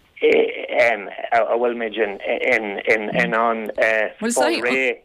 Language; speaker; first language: Irish; non-native, local second language; English